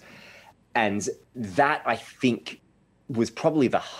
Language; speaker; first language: English; native; English